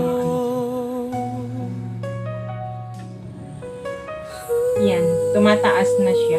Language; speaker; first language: Filipino; native; Filipino